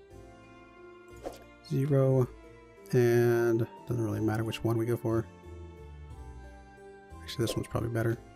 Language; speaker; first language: English; native; English